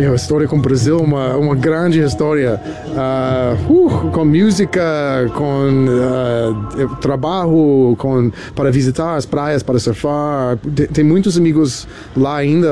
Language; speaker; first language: Portuguese; non-native, learner; English